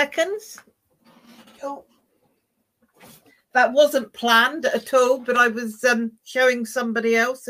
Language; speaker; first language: English; native; English